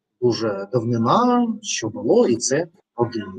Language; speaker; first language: Ukrainian; non-native, learner; Russian